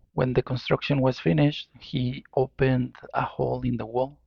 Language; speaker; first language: English; non-native, fluent; Spanish